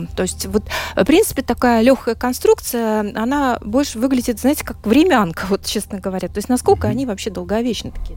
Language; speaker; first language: Russian; native; Russian